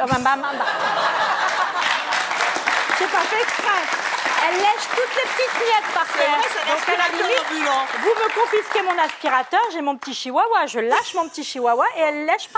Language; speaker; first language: French; native; French